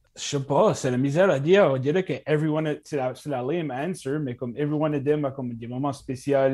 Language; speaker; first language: French; native; French